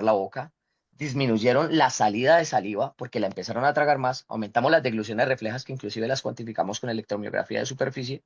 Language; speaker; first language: Spanish; native; Spanish